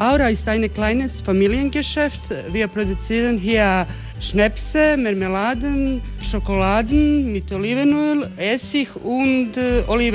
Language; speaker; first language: German; non-native, learner; Croatian